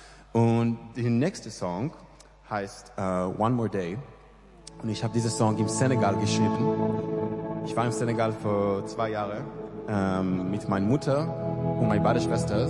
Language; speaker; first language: German; non-native, learner; English